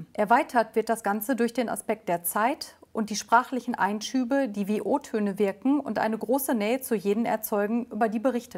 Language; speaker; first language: German; native; German